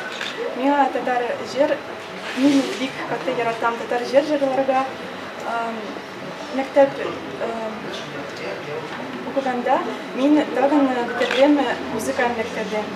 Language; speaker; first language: Tatar; non-native, local second language; Russian